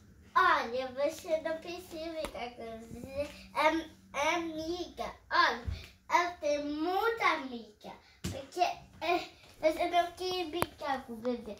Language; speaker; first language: Portuguese; early bilingual, heritage; Portuguese